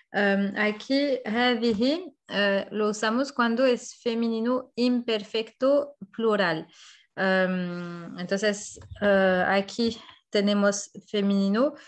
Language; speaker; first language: Spanish; non-native, fluent; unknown